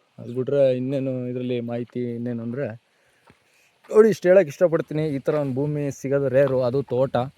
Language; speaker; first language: Kannada; native; Kannada